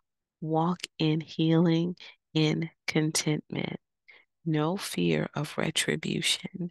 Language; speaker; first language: English; native; English